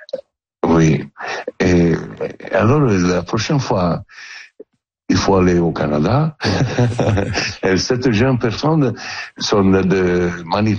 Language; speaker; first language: French; non-native, learner; Italian